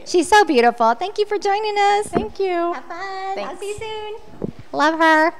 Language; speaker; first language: English; native; English